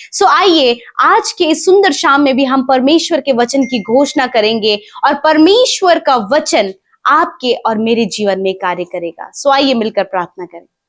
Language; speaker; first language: Hindi; native; Hindi